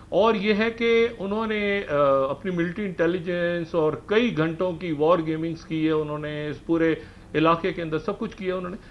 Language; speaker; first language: Urdu; native; Urdu